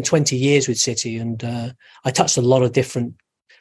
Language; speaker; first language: English; native; English